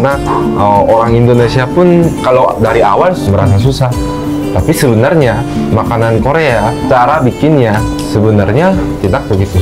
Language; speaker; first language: Indonesian; non-native, fluent; Korean